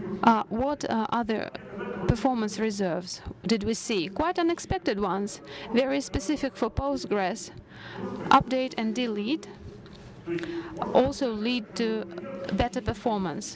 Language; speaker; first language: English; non-native, fluent; Russian